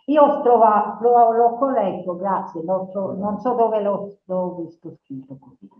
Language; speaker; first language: Italian; non-native, fluent; English